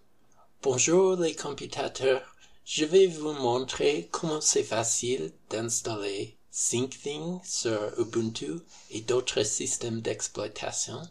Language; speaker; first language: French; non-native, fluent; English